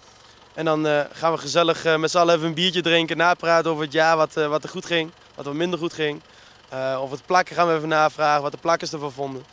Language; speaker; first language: Dutch; native; Dutch